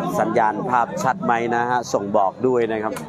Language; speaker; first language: Thai; native; Thai